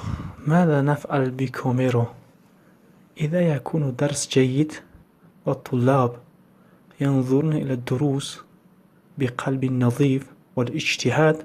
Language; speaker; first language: Arabic; non-native, learner; Tajik